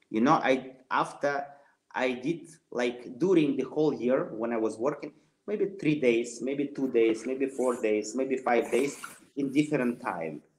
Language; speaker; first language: English; non-native, fluent; Russian